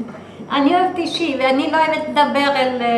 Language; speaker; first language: Hebrew; early bilingual, other home language; German